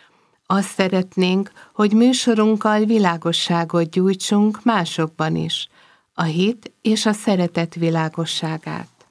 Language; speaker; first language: Hungarian; native; Hungarian